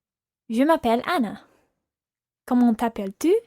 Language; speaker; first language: French; non-native, learner; English